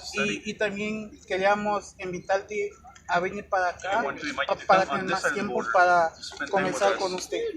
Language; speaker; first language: Spanish; non-native, fluent; Haitian Creole